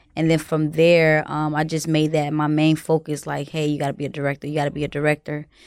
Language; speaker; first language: English; early bilingual, other home language; Haitian Creole